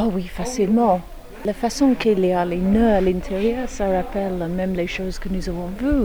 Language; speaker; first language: French; non-native, fluent; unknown